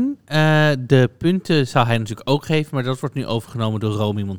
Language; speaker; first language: Dutch; native; Dutch